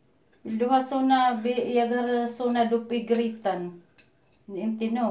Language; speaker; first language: Swedish; non-native, fluent; Filipino